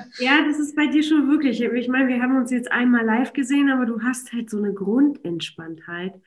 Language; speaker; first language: German; early bilingual, other home language; Polish